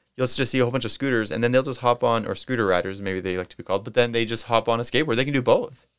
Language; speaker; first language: English; native; English